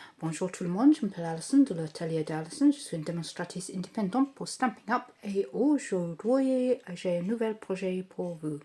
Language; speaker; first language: French; non-native, learner; English